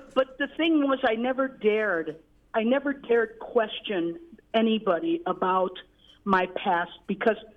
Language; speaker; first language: English; native; English